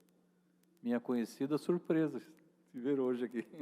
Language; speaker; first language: Portuguese; native; Portuguese